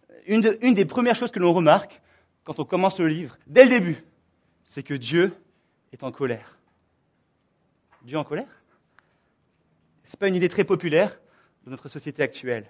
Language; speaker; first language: French; native; French